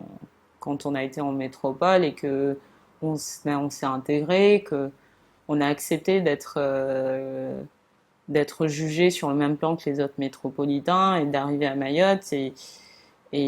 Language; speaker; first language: French; non-native, local second language; Comorian